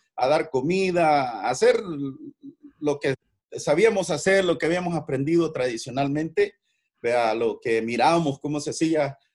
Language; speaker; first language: Spanish; native; Spanish